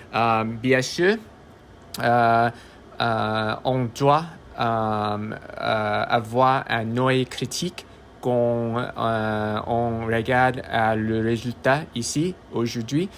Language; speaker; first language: French; non-native, learner; English